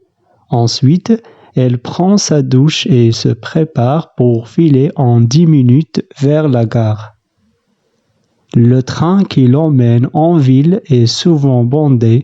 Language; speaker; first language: French; non-native, fluent; Arabic